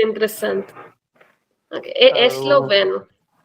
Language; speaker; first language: Portuguese; non-native, fluent; Hindi